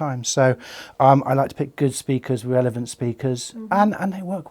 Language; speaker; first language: English; native; English